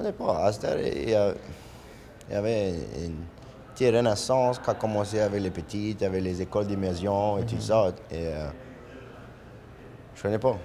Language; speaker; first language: French; native; French